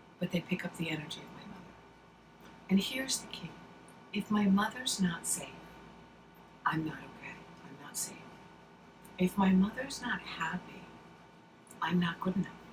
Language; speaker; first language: English; native; English